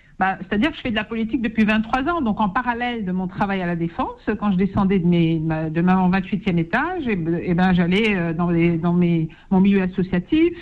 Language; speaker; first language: French; native; French